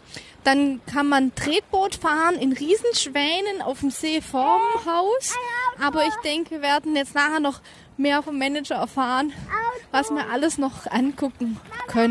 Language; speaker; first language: German; native; German